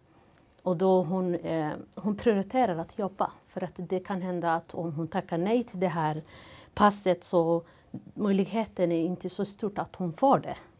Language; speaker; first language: Swedish; non-native, fluent; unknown